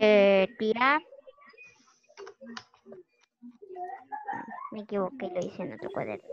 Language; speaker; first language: Spanish; native; Spanish